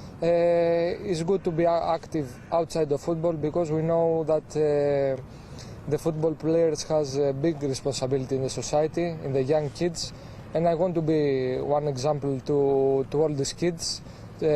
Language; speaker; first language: English; non-native, fluent; Greek